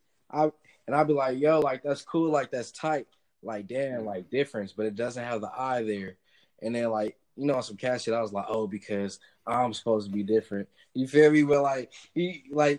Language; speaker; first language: English; native; English